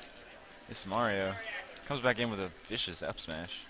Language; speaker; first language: English; native; English